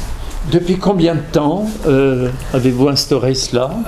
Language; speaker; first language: French; native; French